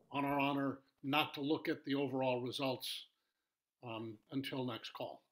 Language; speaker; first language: English; native; English